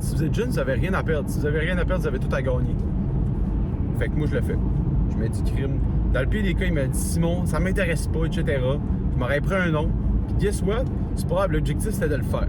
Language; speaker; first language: French; native; French